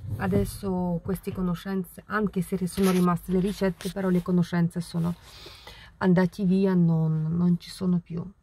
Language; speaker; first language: Italian; non-native, fluent; Russian